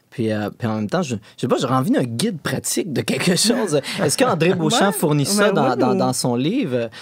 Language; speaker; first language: French; native; French